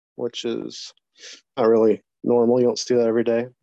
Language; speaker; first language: English; native; English